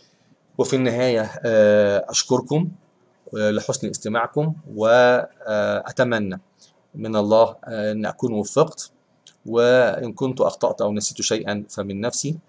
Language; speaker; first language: Arabic; native; Arabic